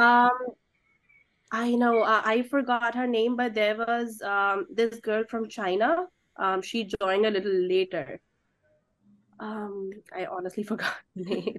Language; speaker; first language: English; non-native, local second language; Hindi